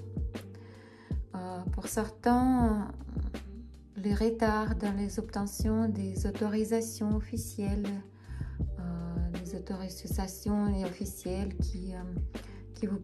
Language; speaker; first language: French; non-native, fluent; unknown